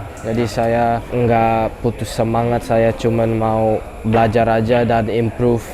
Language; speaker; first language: Indonesian; early bilingual, heritage; English